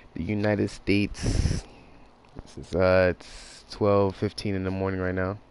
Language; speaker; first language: English; native; English